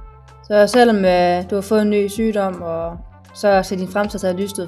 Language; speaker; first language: Danish; native; Danish